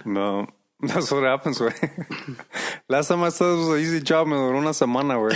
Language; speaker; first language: English; early bilingual, other home language; Spanish